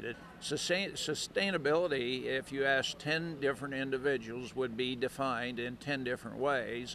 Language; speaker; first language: English; native; English